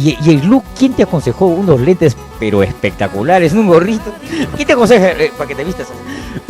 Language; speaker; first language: Spanish; native; Spanish